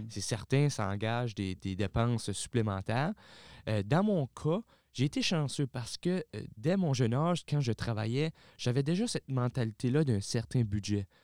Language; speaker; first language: French; native; French